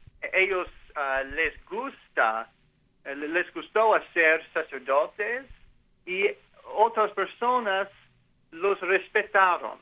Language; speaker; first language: Spanish; non-native, learner; English